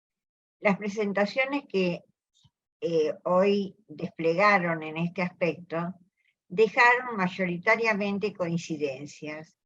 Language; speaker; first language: Spanish; native; Spanish